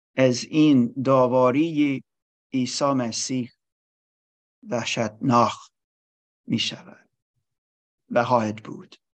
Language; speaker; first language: Persian; non-native, learner; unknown